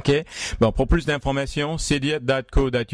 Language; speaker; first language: French; native; French